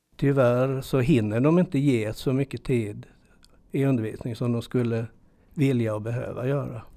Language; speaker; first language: Swedish; native; Swedish